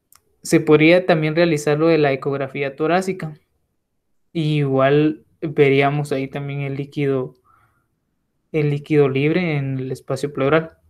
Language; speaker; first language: Spanish; native; Spanish